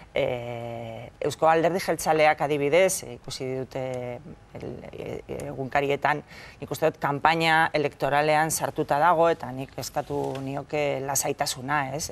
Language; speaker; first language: Basque; non-native, local second language; Spanish